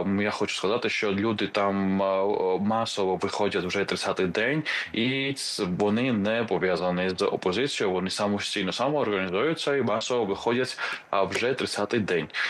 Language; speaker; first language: Ukrainian; non-native, fluent; Georgian